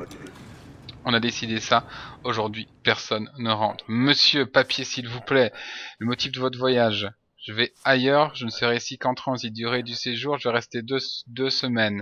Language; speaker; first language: French; native; French